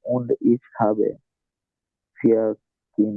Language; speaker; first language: German; non-native, learner; Bangla